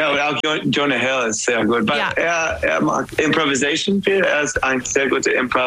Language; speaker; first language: German; non-native, learner; English